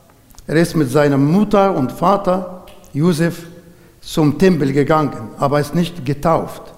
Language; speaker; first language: German; non-native, learner; Arabic